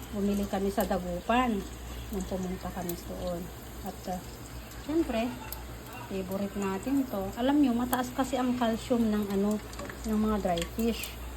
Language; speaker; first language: Filipino; non-native, local second language; Iloko